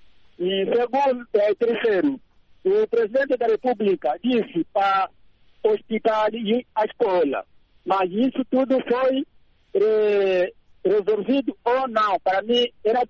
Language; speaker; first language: Portuguese; non-native, local second language; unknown